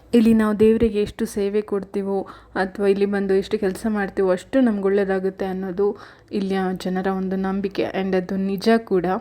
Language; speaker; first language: Kannada; non-native, local second language; Tulu